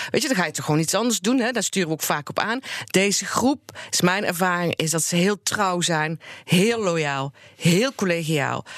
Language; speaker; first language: Dutch; native; Dutch